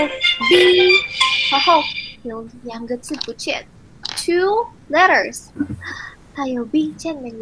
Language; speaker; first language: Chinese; non-native, learner; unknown